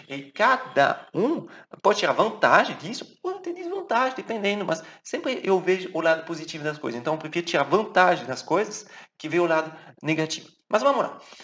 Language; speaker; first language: Portuguese; non-native, fluent; French